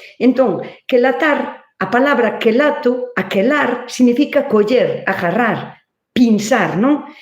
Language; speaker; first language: Galician; native; Galician